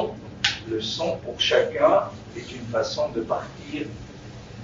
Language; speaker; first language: French; native; French